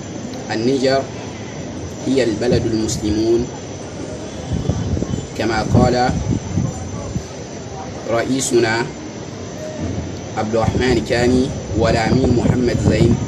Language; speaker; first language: Arabic; non-native, learner; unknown